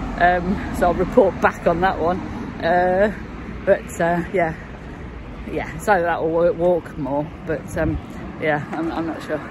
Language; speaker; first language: English; native; English